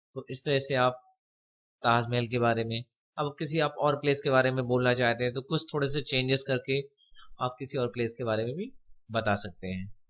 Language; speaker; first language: Hindi; native; Hindi